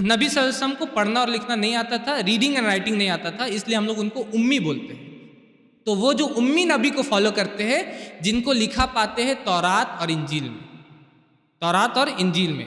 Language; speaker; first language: Urdu; native; Urdu